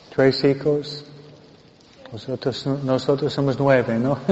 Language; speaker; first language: Spanish; non-native, fluent; English